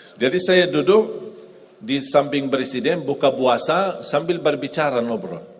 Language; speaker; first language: Indonesian; non-native, fluent; Arabic